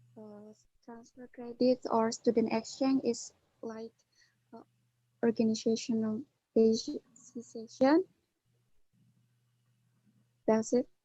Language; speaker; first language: English; non-native, learner; Indonesian